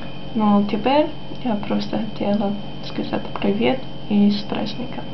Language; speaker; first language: Russian; non-native, learner; English